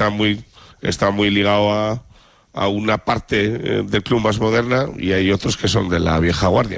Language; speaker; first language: Spanish; native; Spanish